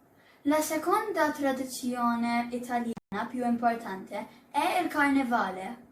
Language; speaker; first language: Italian; non-native, learner; Maltese